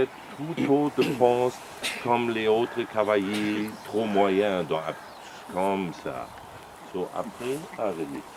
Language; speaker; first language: French; non-native, learner; German